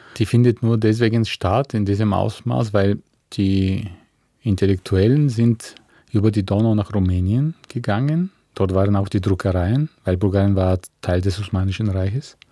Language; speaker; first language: German; non-native, fluent; Bulgarian